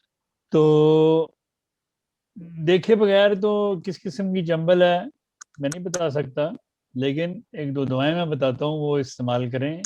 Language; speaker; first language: Urdu; native; Urdu